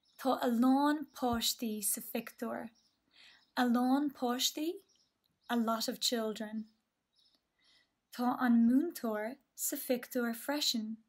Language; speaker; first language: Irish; non-native, local second language; English